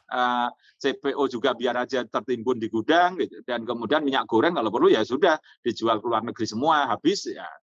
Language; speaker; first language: Indonesian; native; Indonesian